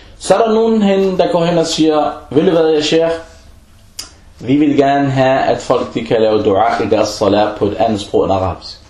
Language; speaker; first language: Danish; early bilingual, other home language; Arabic